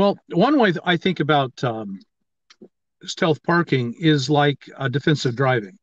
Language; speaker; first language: English; native; English